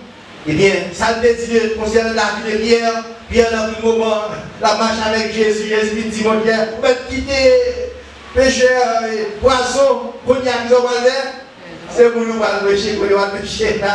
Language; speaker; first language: French; non-native, learner; Haitian Creole